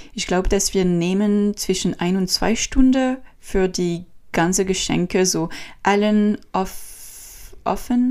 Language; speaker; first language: German; non-native, learner; French